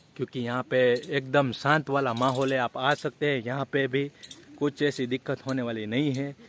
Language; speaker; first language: Hindi; non-native, local second language; Gujarati